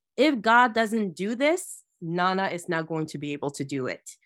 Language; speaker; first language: English; early bilingual, other home language; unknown